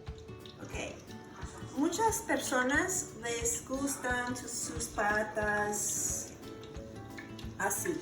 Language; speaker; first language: Spanish; non-native, learner; English